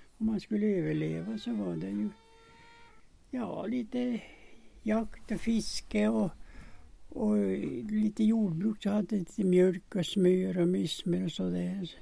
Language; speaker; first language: Swedish; native; Swedish